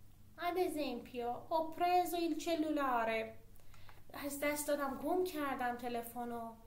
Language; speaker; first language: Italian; non-native, fluent; Persian